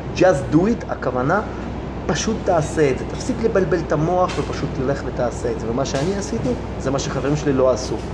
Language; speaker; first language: Hebrew; early bilingual, other home language; Russian